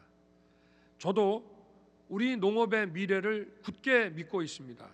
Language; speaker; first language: Korean; native; Korean